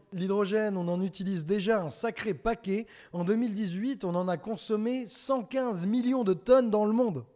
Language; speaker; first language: French; native; French